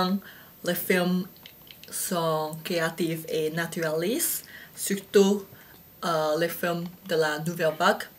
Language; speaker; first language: French; non-native, fluent; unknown